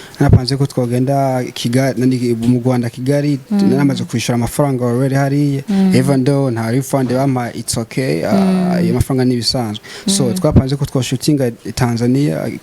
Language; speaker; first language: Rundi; early bilingual, heritage; Rundi